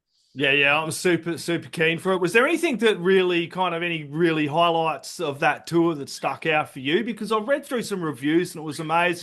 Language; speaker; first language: English; native; English